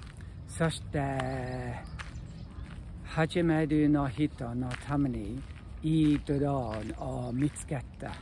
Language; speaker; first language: Japanese; non-native, learner; English